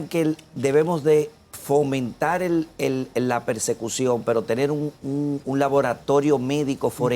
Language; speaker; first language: Spanish; native; Spanish